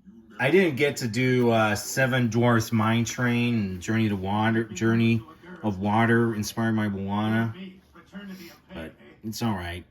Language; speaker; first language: English; native; English